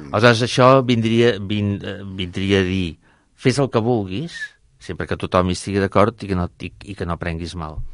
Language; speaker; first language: Catalan; native; Catalan